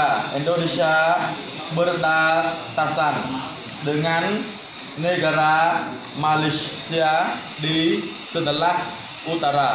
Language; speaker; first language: Indonesian; non-native, learner; Khmer